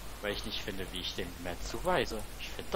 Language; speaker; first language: German; native; German